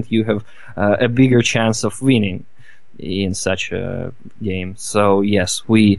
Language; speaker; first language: English; non-native, fluent; Russian